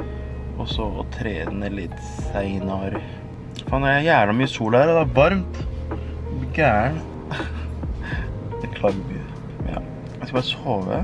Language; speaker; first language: Norwegian; early bilingual, other home language; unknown